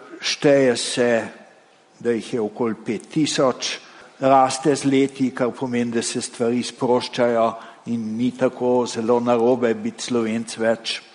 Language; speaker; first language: Slovenian; native; Slovenian